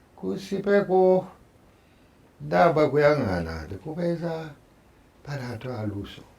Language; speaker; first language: Nyanja; non-native, fluent; French